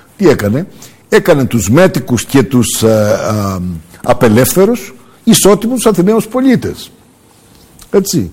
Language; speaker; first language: Greek; early bilingual, heritage; Greek